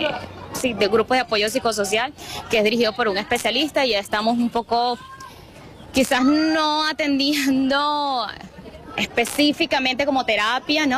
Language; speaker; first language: Spanish; native; Spanish